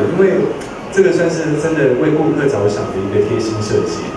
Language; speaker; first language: Chinese; native; Chinese